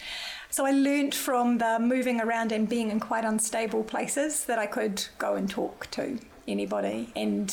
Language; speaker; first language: English; native; English